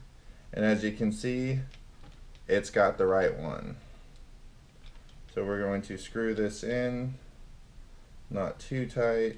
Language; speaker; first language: English; native; English